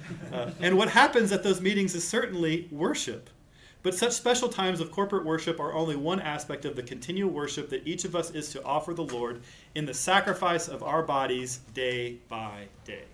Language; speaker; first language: English; native; English